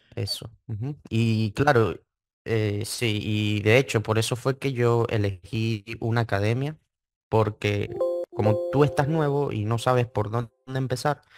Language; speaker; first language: Spanish; native; Spanish